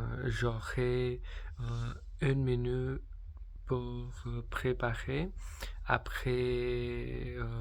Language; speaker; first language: French; non-native, learner; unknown